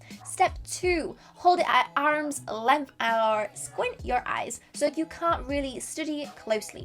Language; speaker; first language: English; non-native, fluent; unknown